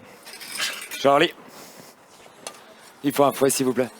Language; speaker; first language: French; native; French